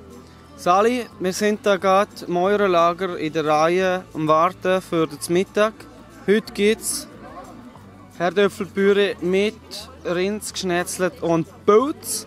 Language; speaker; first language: German; native; German